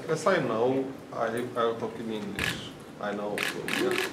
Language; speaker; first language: English; non-native, learner; Romanian